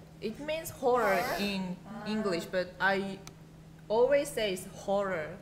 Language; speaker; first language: English; non-native, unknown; Korean